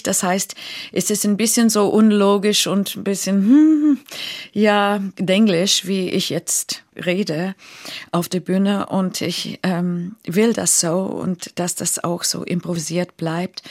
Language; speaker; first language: German; non-native, fluent; English